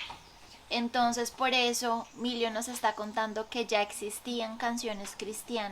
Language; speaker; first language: Spanish; native; Spanish